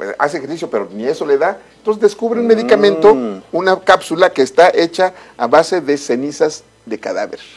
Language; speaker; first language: Spanish; native; Spanish